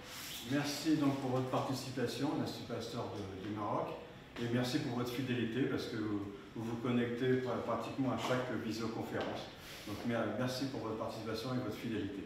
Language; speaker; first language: French; native; French